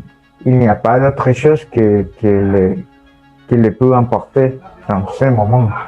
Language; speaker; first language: French; non-native, learner; Spanish